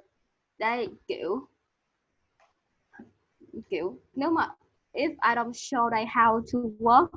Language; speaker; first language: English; non-native, learner; Vietnamese